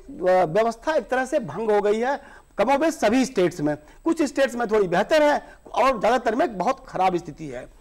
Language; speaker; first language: Hindi; native; Hindi